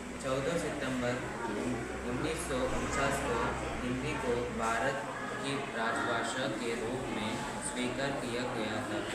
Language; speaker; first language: Hindi; non-native, local second language; Telugu